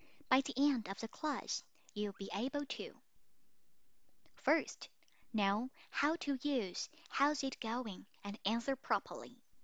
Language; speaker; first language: English; non-native, fluent; Chinese